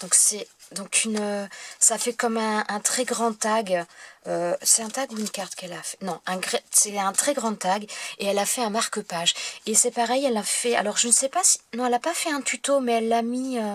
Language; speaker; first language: French; native; French